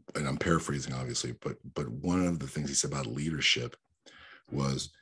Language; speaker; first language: English; early bilingual, other home language; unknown